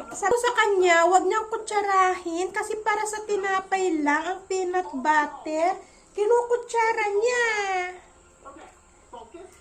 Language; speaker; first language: Filipino; native; Filipino